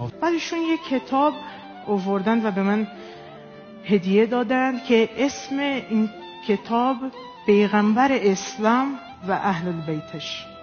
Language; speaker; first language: Persian; non-native, fluent; Portuguese